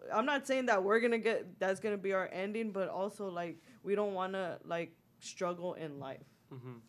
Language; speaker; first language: English; native; English